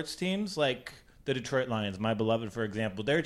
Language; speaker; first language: English; native; English